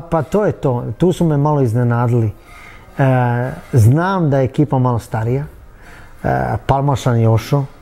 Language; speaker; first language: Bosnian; early bilingual, heritage; Bosnian